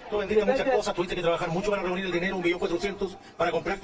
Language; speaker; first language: Spanish; native; Spanish